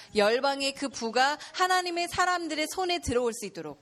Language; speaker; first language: Korean; native; Korean